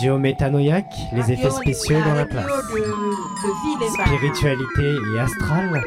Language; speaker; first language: French; native; French